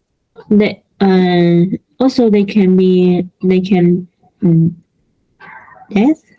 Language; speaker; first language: English; non-native, learner; Vietnamese